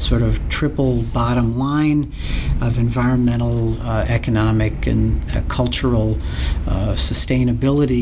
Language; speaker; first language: English; native; English